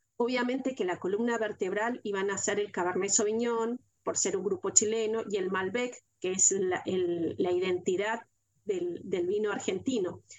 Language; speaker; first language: Spanish; native; Spanish